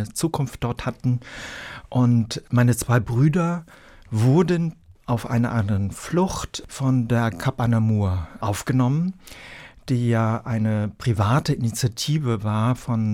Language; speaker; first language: German; early bilingual, other home language; Vietnamese